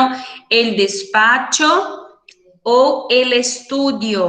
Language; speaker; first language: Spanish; non-native, fluent; Portuguese